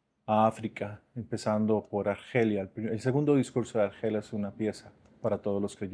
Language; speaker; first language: Spanish; native; Spanish